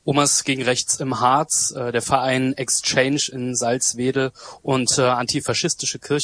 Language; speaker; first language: German; native; German